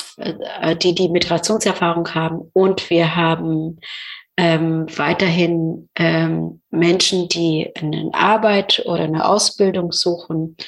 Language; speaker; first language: German; non-native, fluent; Persian